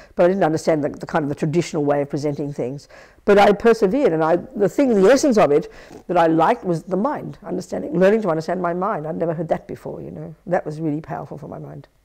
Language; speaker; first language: English; native; English